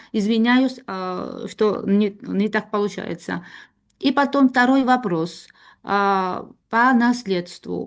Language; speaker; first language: Russian; non-native, learner; Georgian